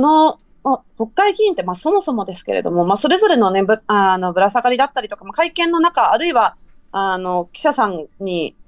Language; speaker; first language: Japanese; native; Japanese